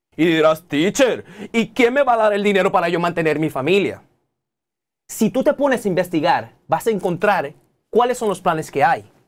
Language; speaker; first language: Spanish; native; Spanish